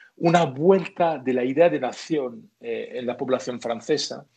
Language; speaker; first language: Spanish; non-native, fluent; French